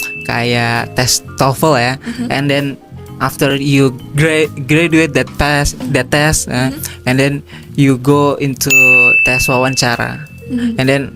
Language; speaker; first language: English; non-native, learner; Indonesian